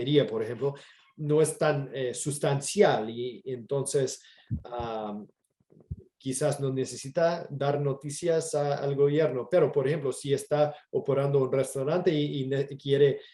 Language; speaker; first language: Spanish; non-native, fluent; English